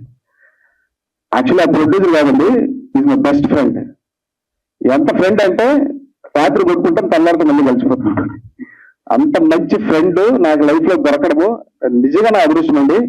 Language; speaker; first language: Telugu; native; Telugu